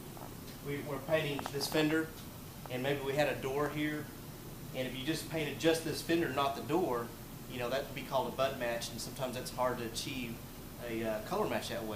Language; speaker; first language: English; native; English